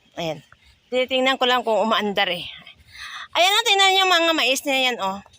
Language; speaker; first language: Filipino; non-native, local second language; Hiligaynon